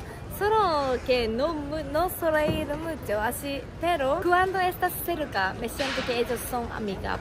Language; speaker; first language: Spanish; non-native, fluent; Japanese